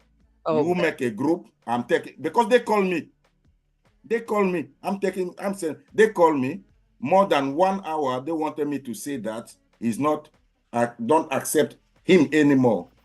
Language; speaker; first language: English; non-native, learner; French